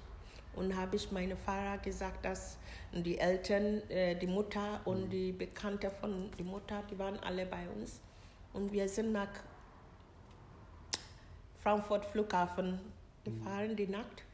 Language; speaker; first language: German; non-native, learner; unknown